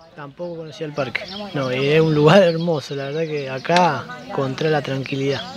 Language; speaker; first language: Spanish; native; Spanish